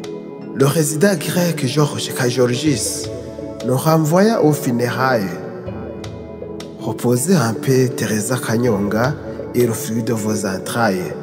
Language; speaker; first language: French; non-native, local second language; Rundi